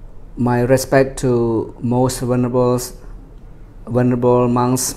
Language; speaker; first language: English; non-native, fluent; Khmer